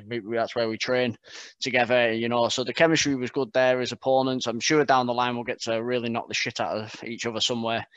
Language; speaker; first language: English; native; English